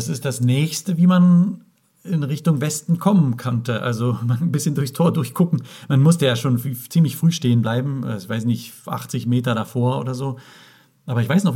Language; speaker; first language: German; native; German